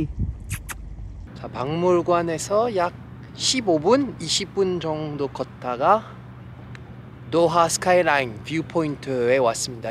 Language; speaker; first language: Korean; non-native, fluent; French